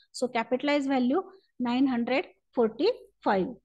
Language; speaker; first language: Hindi; non-native, local second language; Marathi